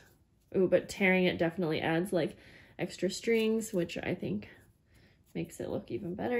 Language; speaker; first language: English; native; English